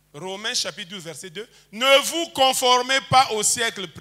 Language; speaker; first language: French; native; French